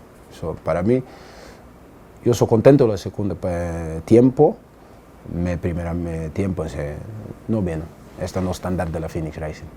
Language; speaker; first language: Spanish; non-native, learner; English